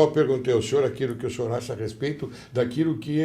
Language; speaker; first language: Portuguese; native; Portuguese